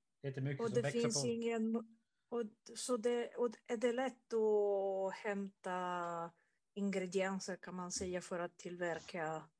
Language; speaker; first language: Swedish; non-native, fluent; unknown